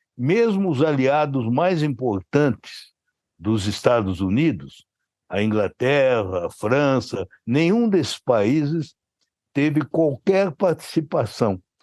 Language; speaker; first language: Portuguese; native; Portuguese